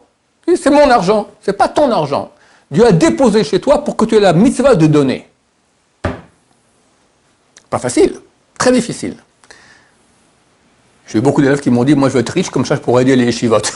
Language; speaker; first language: French; native; French